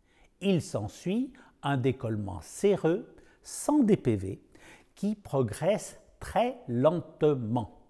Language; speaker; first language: French; native; French